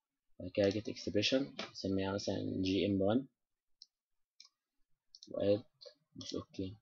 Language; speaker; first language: Arabic; native; Arabic